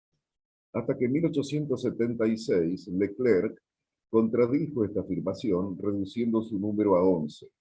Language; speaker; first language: Spanish; native; Spanish